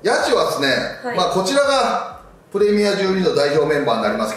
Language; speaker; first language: Japanese; native; Japanese